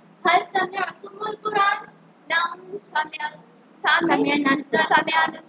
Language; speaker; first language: Arabic; non-native, learner; Urdu